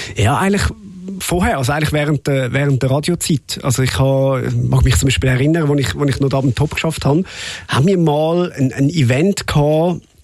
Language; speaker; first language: German; native; German